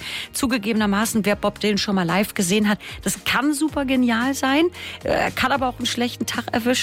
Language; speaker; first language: German; native; German